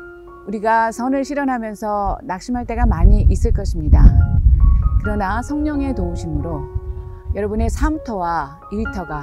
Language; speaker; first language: Korean; native; Korean